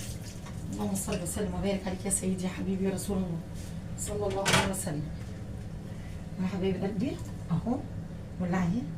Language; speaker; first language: Arabic; native; Arabic